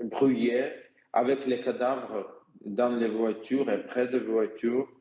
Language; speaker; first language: French; non-native, learner; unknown